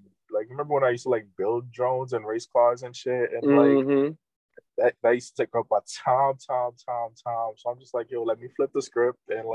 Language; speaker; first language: English; non-native, fluent; Haitian Creole